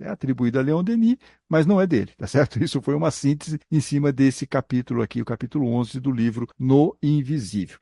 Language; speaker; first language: Portuguese; native; Portuguese